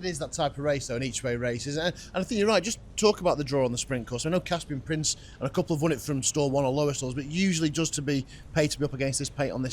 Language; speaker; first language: English; native; English